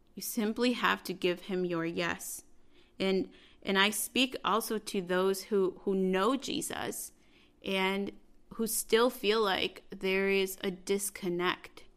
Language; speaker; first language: English; early bilingual, other home language; Spanish